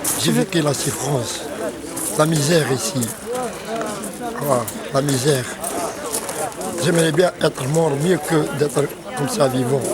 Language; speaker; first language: French; non-native, local second language; Arabic